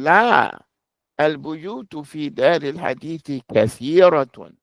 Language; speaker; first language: Arabic; non-native, fluent; English